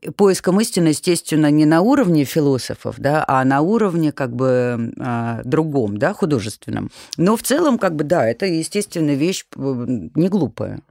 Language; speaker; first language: Russian; native; Russian